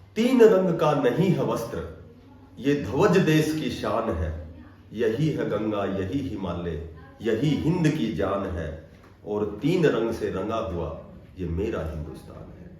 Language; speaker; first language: Hindi; native; Hindi